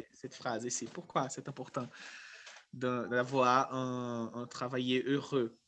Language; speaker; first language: French; non-native, fluent; Portuguese